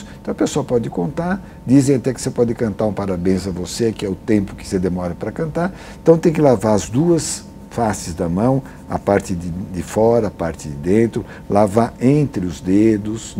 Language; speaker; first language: Portuguese; native; Portuguese